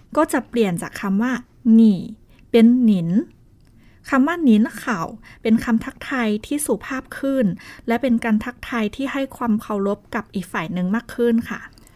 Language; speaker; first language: Thai; non-native, fluent; Chinese